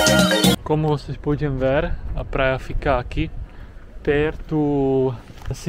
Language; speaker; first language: Portuguese; non-native, fluent; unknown